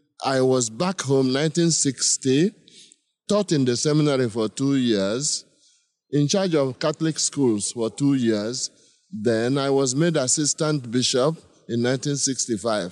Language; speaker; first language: English; non-native, local second language; Igbo